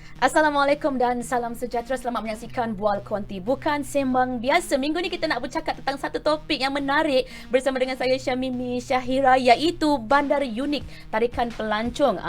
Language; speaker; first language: Malay; native; Malay